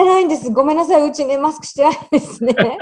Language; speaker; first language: Japanese; native; Japanese